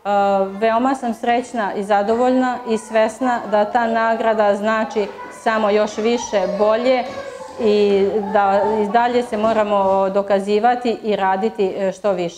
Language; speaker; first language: Serbian; native; Serbian